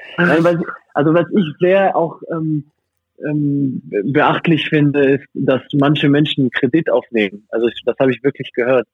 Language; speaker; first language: German; non-native, fluent; French